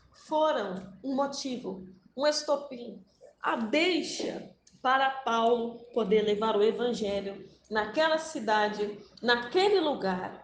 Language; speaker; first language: Portuguese; native; Portuguese